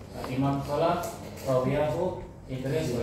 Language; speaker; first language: Arabic; non-native, learner; Indonesian